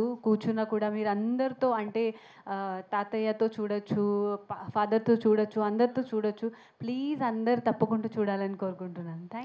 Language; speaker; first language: Telugu; non-native, fluent; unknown